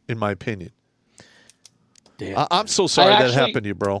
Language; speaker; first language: English; native; English